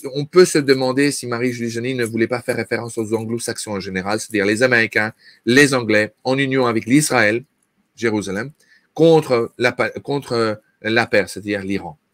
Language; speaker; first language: French; native; French